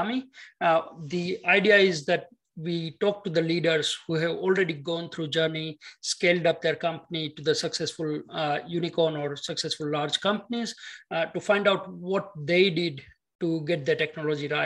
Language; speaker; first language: English; non-native, local second language; Gujarati